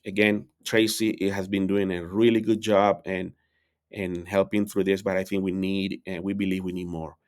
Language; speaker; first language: English; non-native, fluent; Spanish